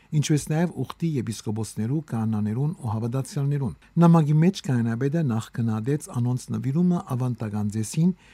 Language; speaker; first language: Armenian; native; Armenian